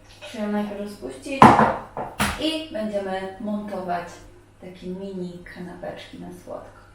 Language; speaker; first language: Polish; native; Polish